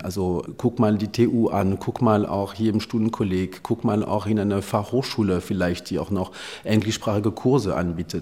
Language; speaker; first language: German; native; German